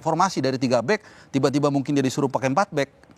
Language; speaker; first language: Indonesian; native; Indonesian